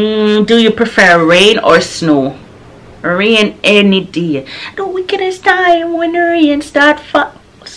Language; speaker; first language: English; non-native, local second language; Jamaican Creole English